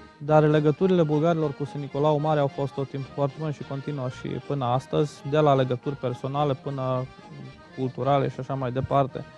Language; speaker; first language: Romanian; non-native, local second language; Bulgarian